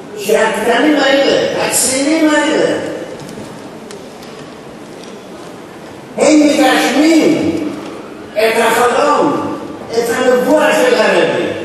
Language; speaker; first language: Hebrew; non-native, fluent; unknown